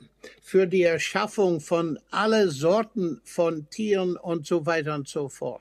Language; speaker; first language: German; non-native, fluent; English